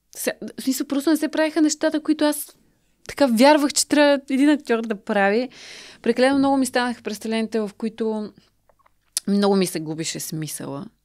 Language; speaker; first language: Bulgarian; native; Bulgarian